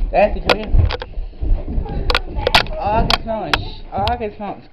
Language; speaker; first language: English; native; English